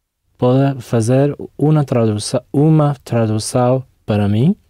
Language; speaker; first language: Portuguese; non-native, learner; English